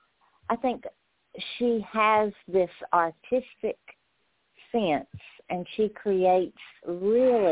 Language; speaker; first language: English; native; English